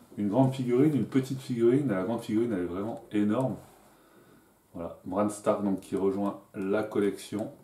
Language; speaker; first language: French; native; French